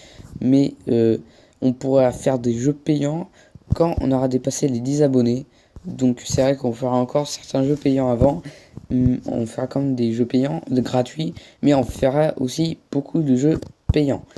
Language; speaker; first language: French; native; French